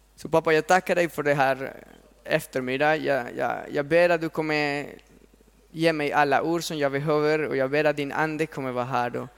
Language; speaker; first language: Swedish; non-native, fluent; Spanish